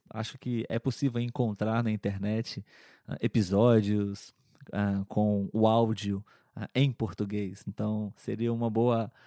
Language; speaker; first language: Portuguese; native; Portuguese